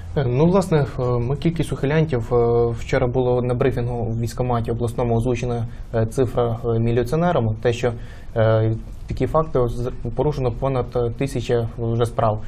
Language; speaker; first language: Ukrainian; native; Ukrainian